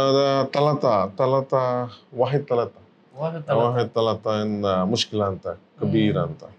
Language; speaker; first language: Arabic; non-native, learner; Kannada